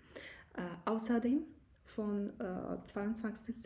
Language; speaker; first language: German; non-native, learner; Polish